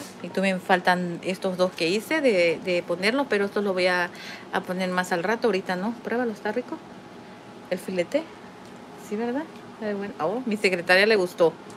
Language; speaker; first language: Spanish; native; Spanish